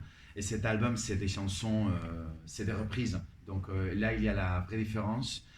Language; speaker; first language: French; non-native, fluent; Spanish